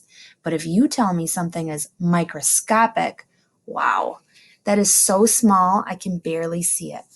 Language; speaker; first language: English; native; English